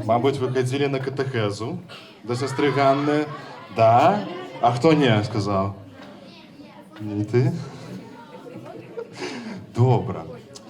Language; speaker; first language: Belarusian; non-native, local second language; Russian